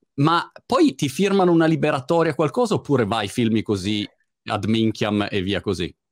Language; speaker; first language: Italian; native; Italian